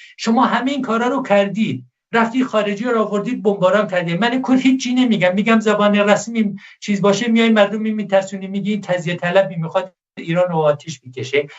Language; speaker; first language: Persian; non-native, local second language; Kurdish